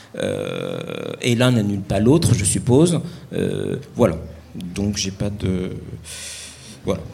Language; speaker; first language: French; non-native, local second language; Arabic